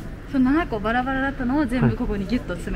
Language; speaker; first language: Japanese; native; Japanese